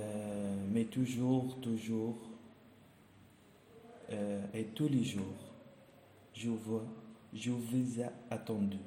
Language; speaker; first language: French; non-native, learner; Arabic